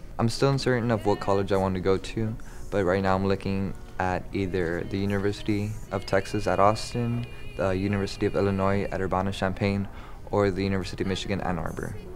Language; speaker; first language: English; early bilingual, other home language; Spanish